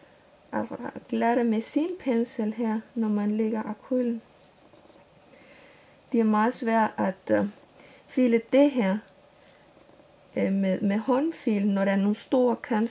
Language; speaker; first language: Danish; non-native, fluent; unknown